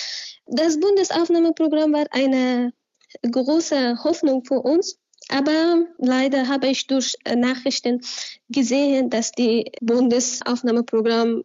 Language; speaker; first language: German; non-native, learner; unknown